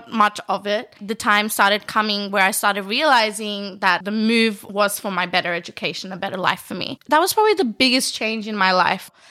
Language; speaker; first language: English; early bilingual, other home language; Bangla